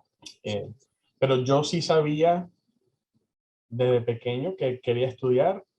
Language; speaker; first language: Spanish; early bilingual, heritage; Spanish